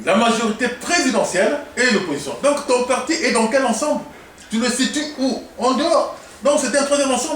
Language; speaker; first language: French; non-native, local second language; Lingala